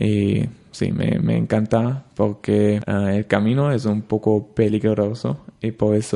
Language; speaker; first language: Spanish; non-native, learner; German